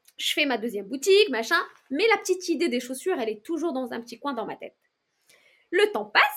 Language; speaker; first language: French; non-native, local second language; Arabic